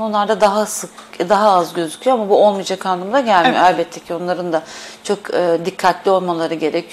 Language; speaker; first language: Turkish; native; Turkish